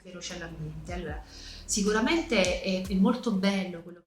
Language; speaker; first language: Italian; native; Italian